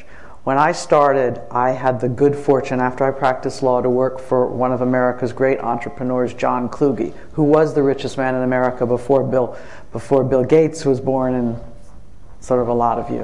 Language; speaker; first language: English; native; English